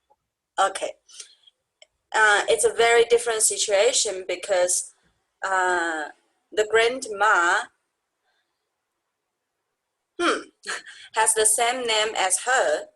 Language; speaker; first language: English; non-native, fluent; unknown